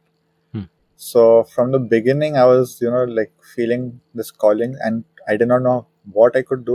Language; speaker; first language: English; non-native, local second language; Hindi